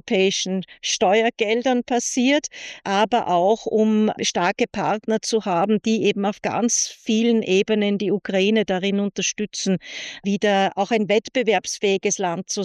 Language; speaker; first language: German; native; German